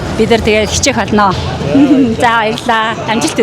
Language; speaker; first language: Mongolian; native; Mongolian